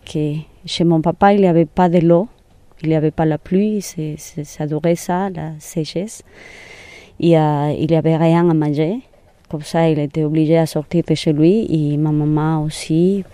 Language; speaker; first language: French; non-native, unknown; Spanish